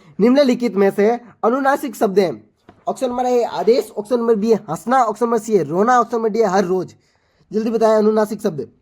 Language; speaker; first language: Hindi; native; Hindi